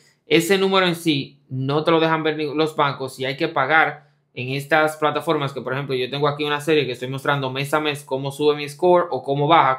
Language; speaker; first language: Spanish; native; Spanish